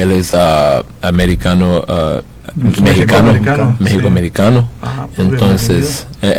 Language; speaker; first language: Spanish; non-native, learner; English